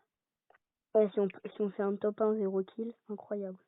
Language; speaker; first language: French; native; French